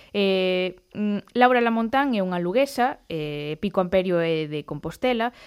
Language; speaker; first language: Galician; native; Galician